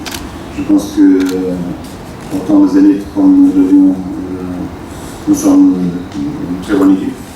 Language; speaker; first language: French; non-native, fluent; Portuguese